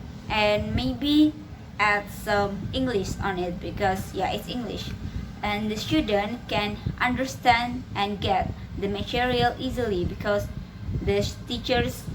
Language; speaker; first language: English; non-native, learner; Indonesian